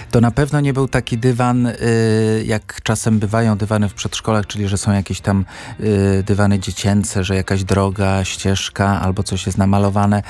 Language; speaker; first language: Polish; native; Polish